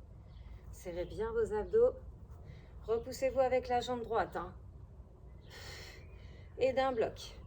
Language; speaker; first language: French; native; French